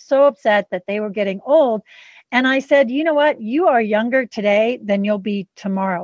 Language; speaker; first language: English; native; English